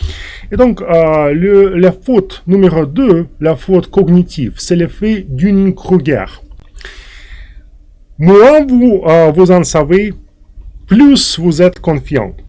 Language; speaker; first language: French; non-native, fluent; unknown